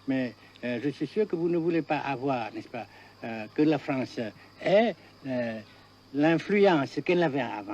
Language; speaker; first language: French; non-native, local second language; Vietnamese